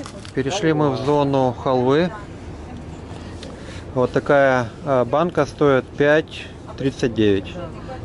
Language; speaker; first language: Russian; native; Russian